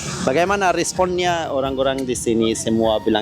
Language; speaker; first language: Indonesian; non-native, learner; Persian